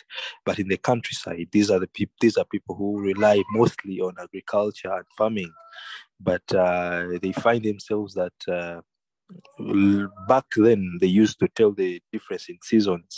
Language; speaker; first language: English; non-native, local second language; Ganda